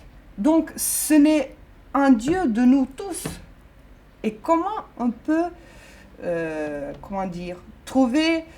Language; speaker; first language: French; non-native, fluent; Bosnian